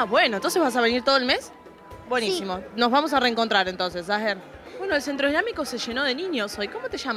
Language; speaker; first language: Spanish; native; Spanish